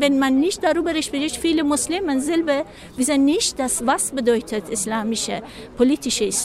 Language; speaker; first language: German; non-native, fluent; Persian